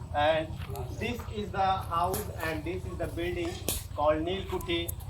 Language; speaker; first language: English; non-native, local second language; Bangla